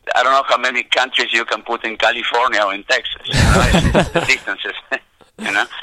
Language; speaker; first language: English; non-native, fluent; Spanish